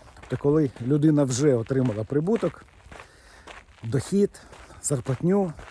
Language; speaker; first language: Ukrainian; non-native, fluent; Lithuanian